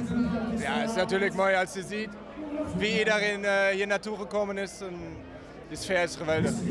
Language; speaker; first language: Dutch; non-native, fluent; German